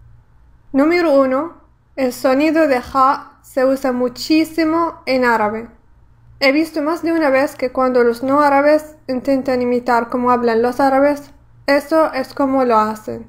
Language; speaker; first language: Spanish; non-native, fluent; Arabic